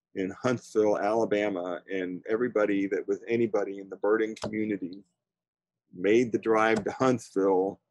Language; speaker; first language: English; native; English